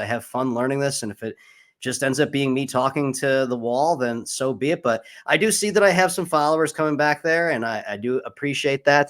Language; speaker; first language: English; native; English